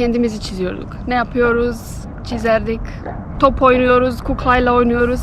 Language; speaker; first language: Turkish; early bilingual, other home language; Bosnian